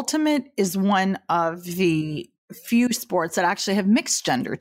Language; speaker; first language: English; native; English